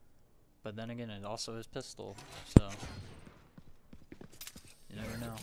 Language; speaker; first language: English; native; English